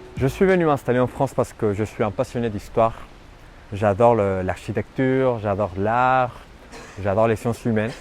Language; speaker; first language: French; non-native, fluent; Spanish